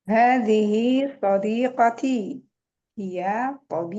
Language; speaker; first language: Arabic; non-native, learner; Indonesian